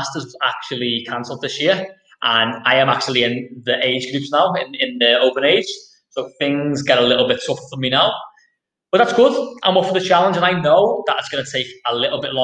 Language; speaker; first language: English; native; English